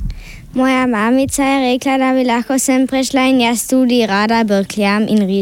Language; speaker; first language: Slovenian; non-native, local second language; German